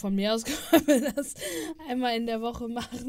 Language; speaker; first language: German; native; German